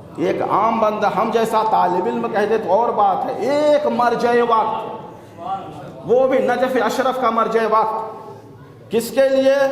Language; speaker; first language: Urdu; native; Urdu